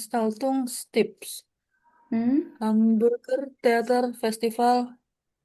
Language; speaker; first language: German; non-native, learner; Indonesian